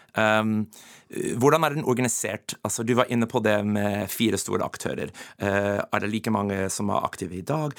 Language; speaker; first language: Norwegian; non-native, fluent; English